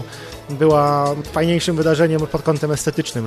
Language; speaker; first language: Polish; native; Polish